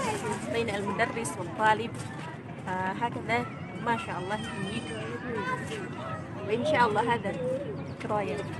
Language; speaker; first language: Arabic; non-native, fluent; Indonesian